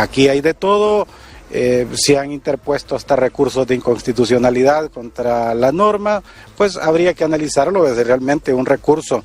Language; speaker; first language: Spanish; native; Spanish